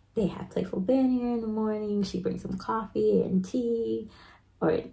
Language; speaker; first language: English; native; English